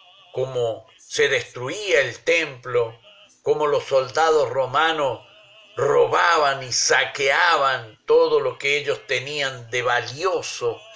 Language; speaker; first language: Spanish; native; Spanish